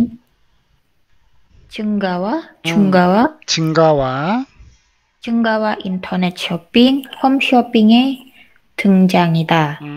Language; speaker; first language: Korean; non-native, learner; Indonesian